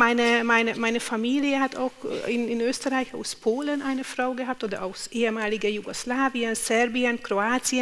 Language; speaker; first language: German; non-native, fluent; Hungarian